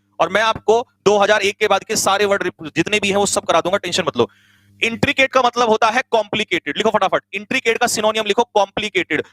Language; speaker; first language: Hindi; native; Hindi